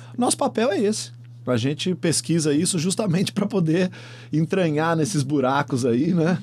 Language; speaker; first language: Portuguese; native; Portuguese